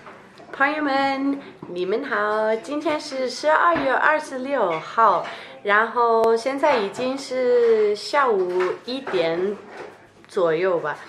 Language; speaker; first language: Chinese; non-native, fluent; Danish